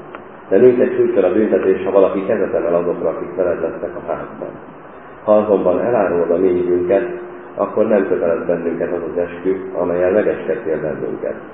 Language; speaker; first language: Hungarian; native; Hungarian